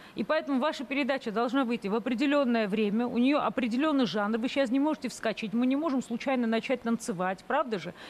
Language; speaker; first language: Russian; native; Russian